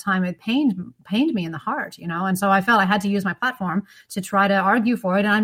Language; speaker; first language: English; native; English